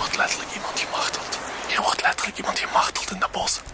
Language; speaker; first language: Dutch; native; Dutch